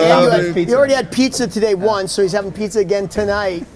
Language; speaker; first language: English; native; English